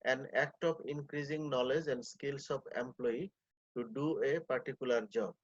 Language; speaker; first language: English; non-native, local second language; Bangla